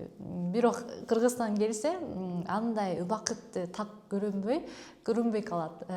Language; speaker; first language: Kyrgyz; non-native, fluent; Japanese